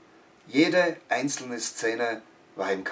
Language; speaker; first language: German; native; German